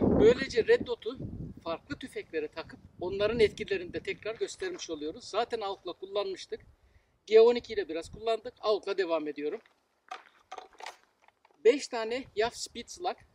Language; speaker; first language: Turkish; native; Turkish